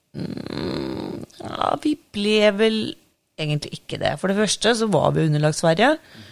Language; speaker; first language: Norwegian; native; Norwegian